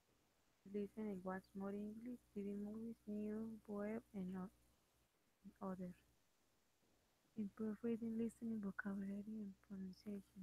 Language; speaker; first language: English; non-native, learner; Spanish